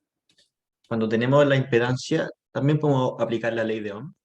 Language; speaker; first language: Spanish; native; Spanish